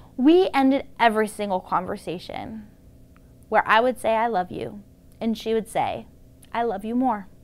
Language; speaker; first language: English; native; English